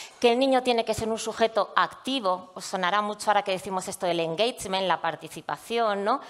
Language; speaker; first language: Spanish; native; Spanish